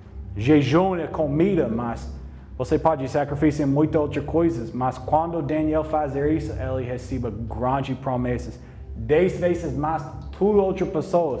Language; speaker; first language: Portuguese; non-native, learner; English